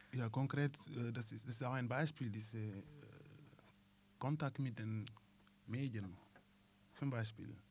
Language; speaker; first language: German; non-native, learner; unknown